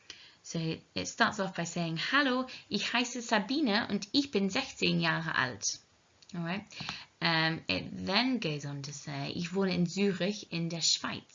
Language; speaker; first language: German; non-native, learner; English